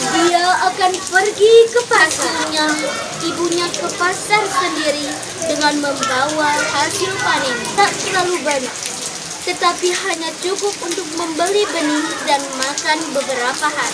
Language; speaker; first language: Indonesian; non-native, local second language; Balinese